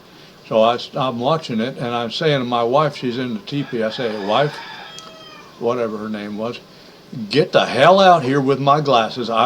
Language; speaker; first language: English; native; English